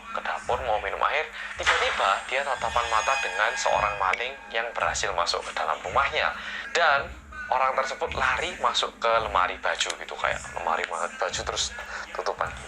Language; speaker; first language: Indonesian; non-native, fluent; Korean